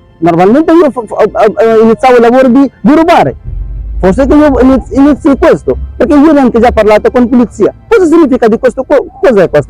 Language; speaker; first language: Italian; non-native, learner; Urdu